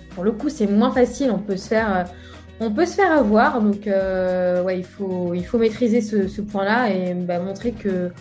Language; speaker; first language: French; native; French